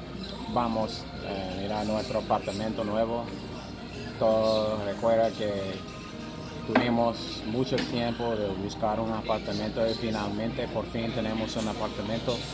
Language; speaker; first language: Spanish; non-native, learner; English